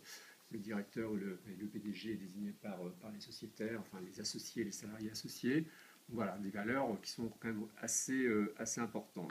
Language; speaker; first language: French; native; French